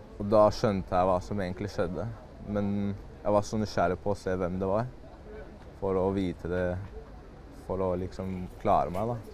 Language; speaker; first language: Norwegian; early bilingual, other home language; Chechen